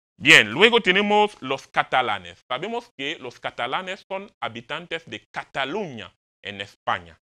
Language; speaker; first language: Spanish; non-native, fluent; French